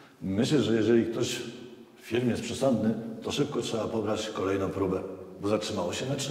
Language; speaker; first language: Polish; native; Polish